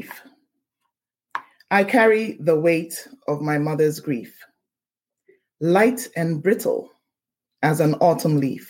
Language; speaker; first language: English; non-native, local second language; Ewe